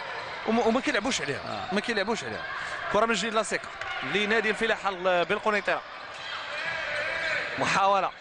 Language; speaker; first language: Arabic; native; Arabic